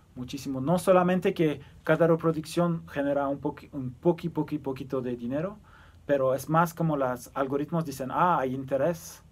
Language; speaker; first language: Spanish; early bilingual, other home language; Turkish